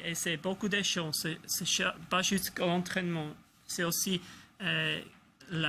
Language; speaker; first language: French; non-native, local second language; German